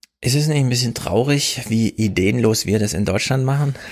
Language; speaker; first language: German; native; German